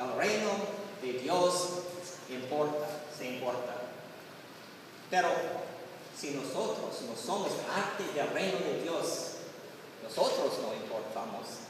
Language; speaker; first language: Spanish; non-native, learner; English